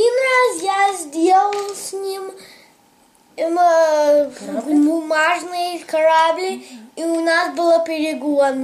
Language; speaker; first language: Russian; early bilingual, heritage; English